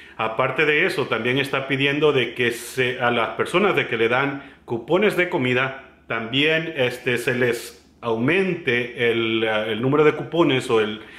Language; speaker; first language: Spanish; native; Spanish